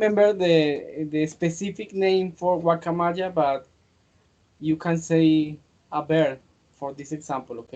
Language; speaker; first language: English; non-native, fluent; Spanish